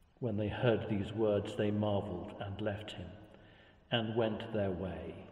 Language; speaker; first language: English; native; English